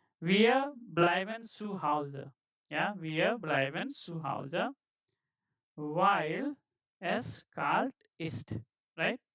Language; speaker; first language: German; non-native, fluent; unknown